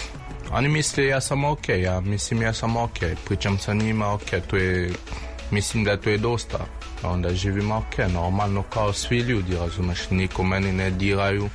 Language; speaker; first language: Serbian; non-native, fluent; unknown